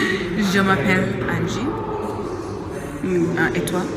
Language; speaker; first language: French; non-native, learner; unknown